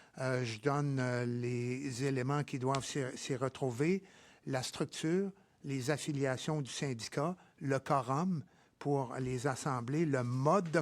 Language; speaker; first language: French; native; French